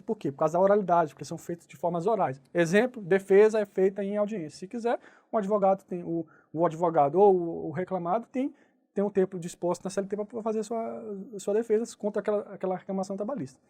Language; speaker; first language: Portuguese; native; Portuguese